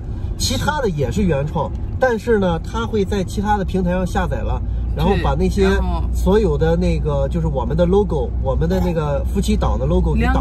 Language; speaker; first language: Chinese; native; Chinese